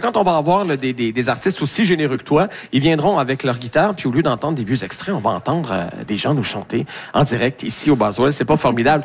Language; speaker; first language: French; native; French